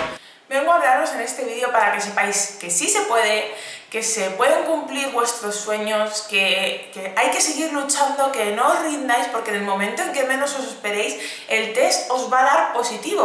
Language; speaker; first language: Spanish; native; Spanish